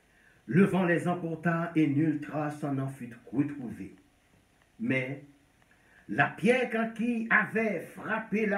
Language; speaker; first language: French; non-native, local second language; Haitian Creole